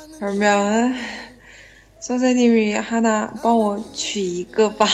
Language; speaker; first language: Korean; non-native, learner; Chinese